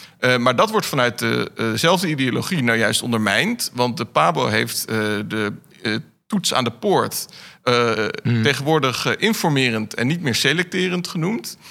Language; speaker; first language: Dutch; native; Dutch